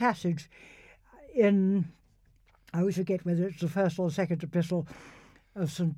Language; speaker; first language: English; native; English